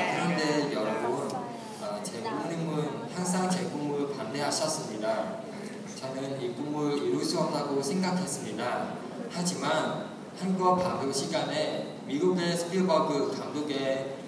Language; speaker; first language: Korean; non-native, learner; Khmer